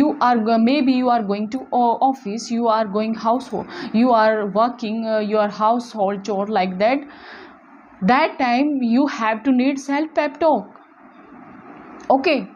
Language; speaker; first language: English; non-native, local second language; Hindi